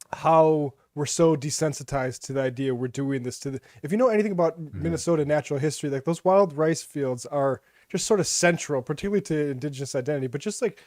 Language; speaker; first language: English; native; English